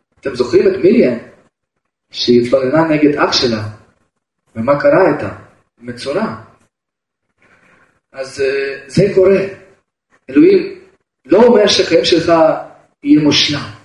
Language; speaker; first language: Hebrew; non-native, fluent; Russian